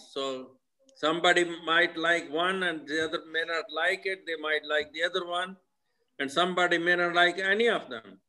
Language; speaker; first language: English; non-native, local second language; Punjabi